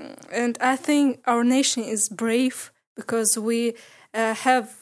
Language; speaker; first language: English; non-native, learner; Ingush